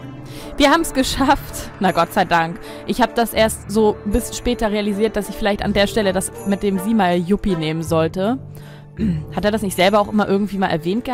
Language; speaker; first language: German; native; German